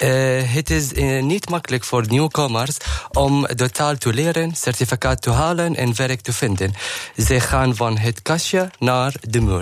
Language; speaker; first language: Dutch; non-native, learner; Arabic